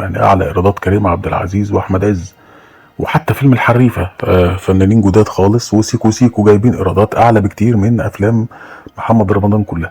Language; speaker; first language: Arabic; native; Arabic